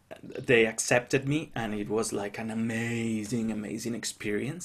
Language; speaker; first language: English; non-native, fluent; Spanish